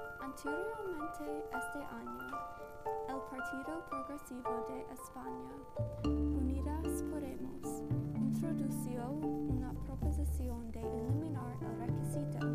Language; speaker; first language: Spanish; non-native, learner; English